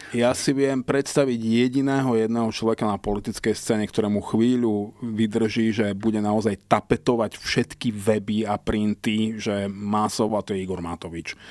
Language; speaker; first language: Slovak; non-native, local second language; Hungarian